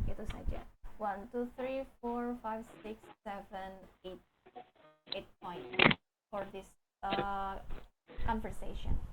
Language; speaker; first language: English; non-native, fluent; Indonesian